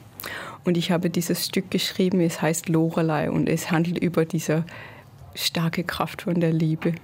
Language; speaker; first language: German; non-native, fluent; Danish